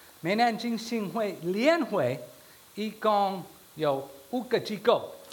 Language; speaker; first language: Chinese; non-native, fluent; English